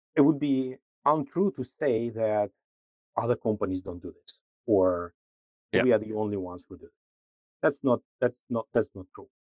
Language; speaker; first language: English; non-native, fluent; Russian